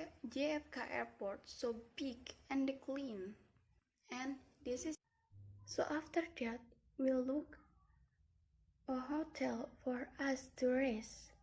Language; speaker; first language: English; non-native, learner; Indonesian